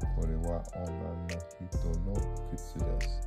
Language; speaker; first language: Japanese; non-native, learner; English